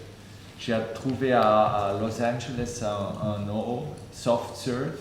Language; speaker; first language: French; non-native, fluent; German